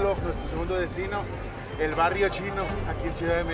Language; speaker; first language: Spanish; native; Spanish